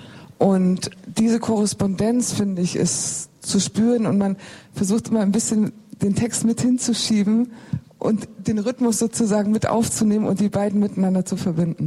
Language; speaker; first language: German; native; German